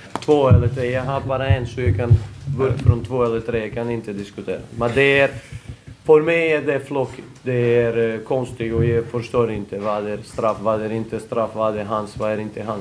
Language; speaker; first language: Swedish; non-native, fluent; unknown